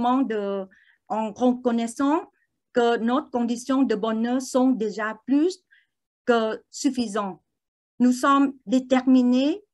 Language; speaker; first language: French; non-native, learner; Vietnamese